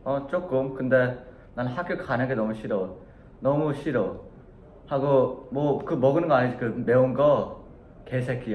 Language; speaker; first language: Korean; early bilingual, other home language; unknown